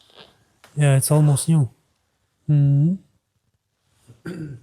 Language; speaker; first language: English; non-native, learner; Latvian